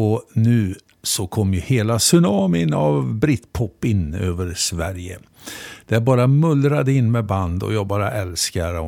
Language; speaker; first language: Swedish; native; Swedish